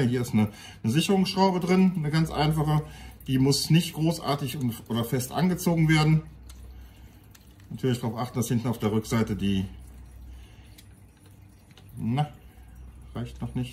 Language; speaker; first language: German; native; German